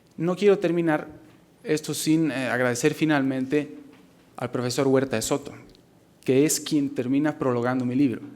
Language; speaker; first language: Spanish; native; Spanish